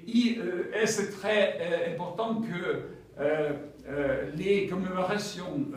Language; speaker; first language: French; non-native, fluent; Ukrainian